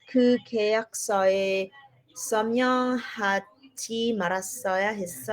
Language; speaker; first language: Korean; non-native, learner; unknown